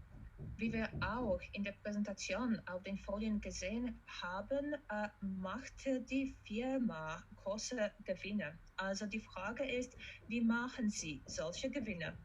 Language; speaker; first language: German; non-native, fluent; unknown